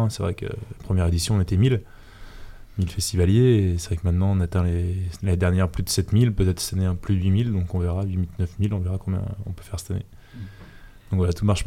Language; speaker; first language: French; native; French